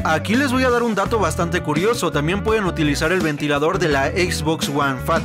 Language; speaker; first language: Spanish; native; Spanish